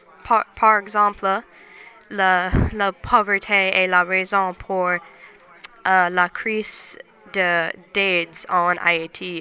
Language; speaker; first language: French; non-native, learner; English